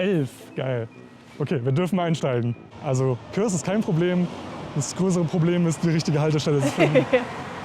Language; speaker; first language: German; native; German